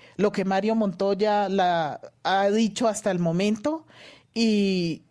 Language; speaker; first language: Spanish; native; Spanish